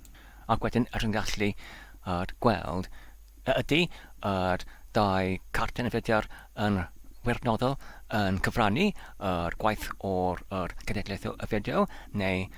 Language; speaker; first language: Welsh; non-native, learner; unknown